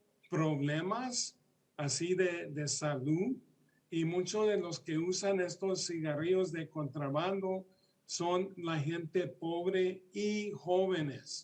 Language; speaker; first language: Spanish; early bilingual, heritage; Spanish